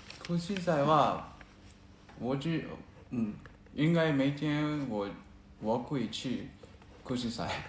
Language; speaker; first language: Chinese; non-native, learner; Japanese